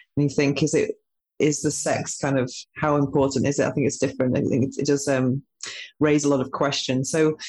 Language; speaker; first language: English; native; English